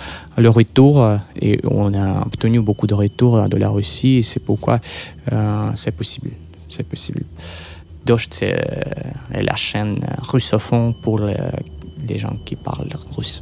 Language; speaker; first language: French; non-native, fluent; Russian